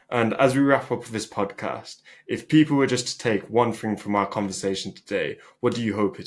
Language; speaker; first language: English; early bilingual, other home language; Albanian